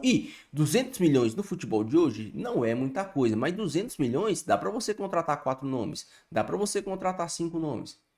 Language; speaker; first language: Portuguese; native; Portuguese